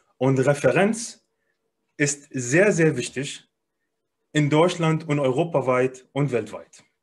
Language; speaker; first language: German; non-native, fluent; Arabic